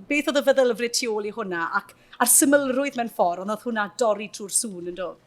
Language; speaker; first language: Welsh; native; Welsh